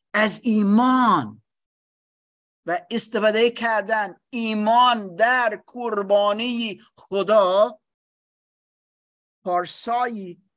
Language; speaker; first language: Persian; non-native, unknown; English